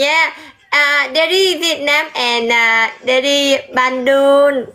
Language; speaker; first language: Indonesian; non-native, learner; Vietnamese